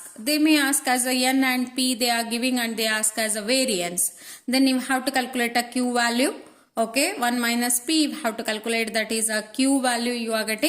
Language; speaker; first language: English; non-native, local second language; Kannada